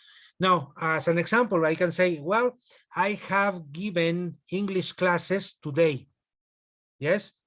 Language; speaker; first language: English; non-native, fluent; Spanish